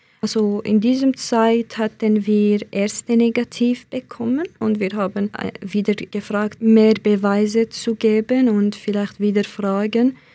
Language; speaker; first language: German; non-native, learner; Central Kurdish